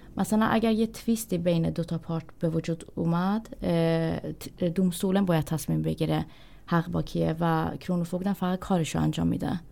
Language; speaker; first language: Persian; early bilingual, heritage; Persian